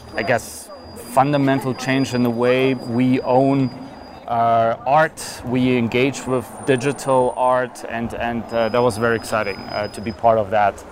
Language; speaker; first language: English; non-native, fluent; German